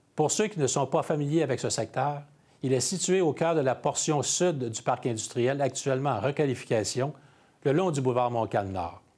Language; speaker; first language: French; native; French